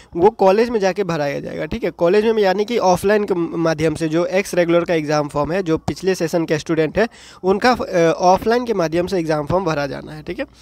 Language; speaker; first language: Hindi; native; Hindi